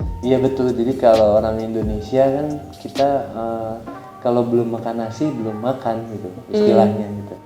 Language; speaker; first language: Indonesian; native; Indonesian